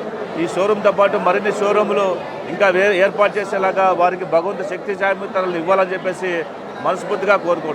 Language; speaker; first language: Telugu; native; Telugu